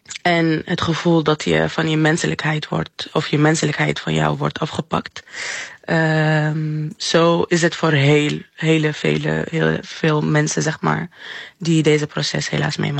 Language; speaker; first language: Dutch; non-native, fluent; Arabic